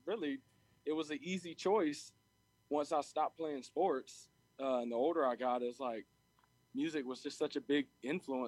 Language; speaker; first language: English; native; English